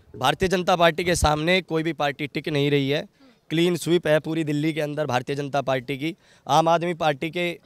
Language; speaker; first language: Hindi; native; Hindi